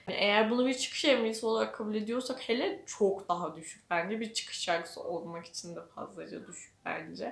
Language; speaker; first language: Turkish; native; Turkish